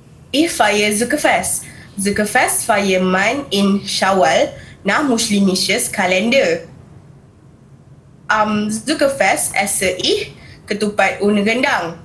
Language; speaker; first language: German; non-native, learner; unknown